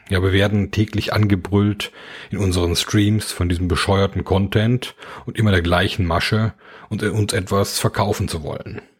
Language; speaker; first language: German; native; German